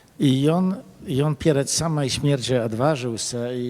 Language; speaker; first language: Polish; early bilingual, other home language; Belarusian